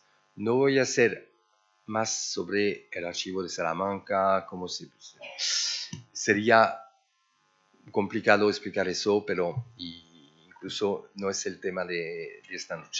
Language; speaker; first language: Spanish; early bilingual, heritage; French